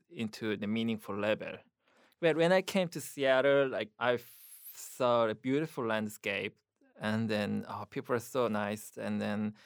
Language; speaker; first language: English; non-native, fluent; Korean